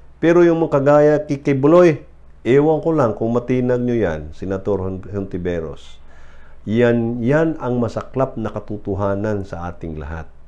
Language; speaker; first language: Filipino; native; Filipino